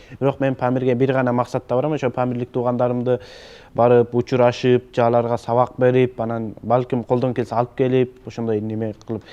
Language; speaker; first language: Kyrgyz; early bilingual, heritage; Kyrgyz